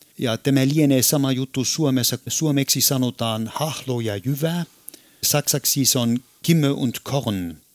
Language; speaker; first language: Finnish; non-native, fluent; German